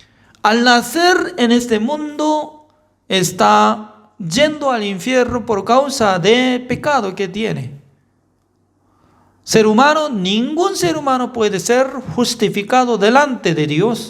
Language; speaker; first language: Spanish; non-native, learner; Korean